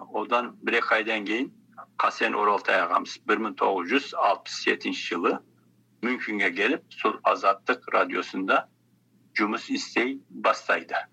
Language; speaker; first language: Kazakh; early bilingual, heritage; Kazakh